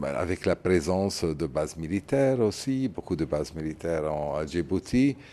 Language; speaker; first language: French; non-native, fluent; Arabic